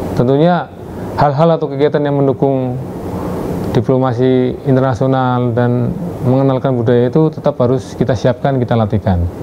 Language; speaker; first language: Indonesian; native; Indonesian